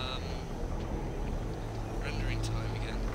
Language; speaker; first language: English; native; English